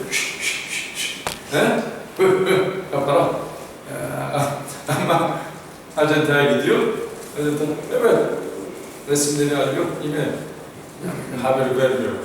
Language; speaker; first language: Turkish; non-native, fluent; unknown